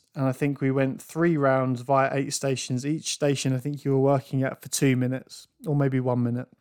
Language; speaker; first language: English; native; English